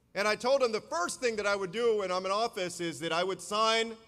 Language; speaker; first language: English; native; English